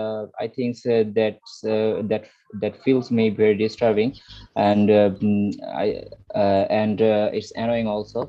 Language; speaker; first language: English; non-native, learner; Bangla